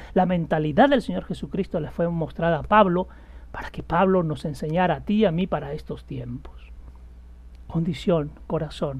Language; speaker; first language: Spanish; native; Spanish